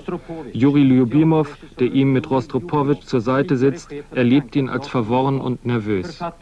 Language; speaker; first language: German; native; German